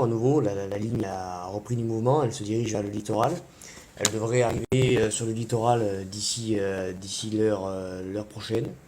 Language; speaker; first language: French; native; French